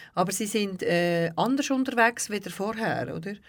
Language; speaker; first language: German; early bilingual, other home language; Turkish